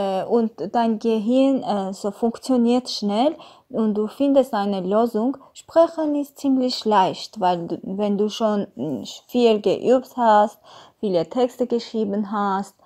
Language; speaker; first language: German; non-native, learner; Armenian